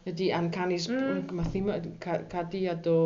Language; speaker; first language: Greek; non-native, learner; German